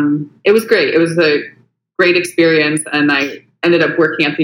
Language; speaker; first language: English; native; English